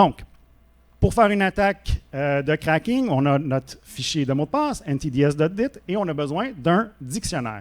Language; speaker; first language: French; native; French